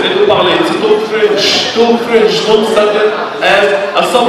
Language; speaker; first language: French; non-native, fluent; Arabic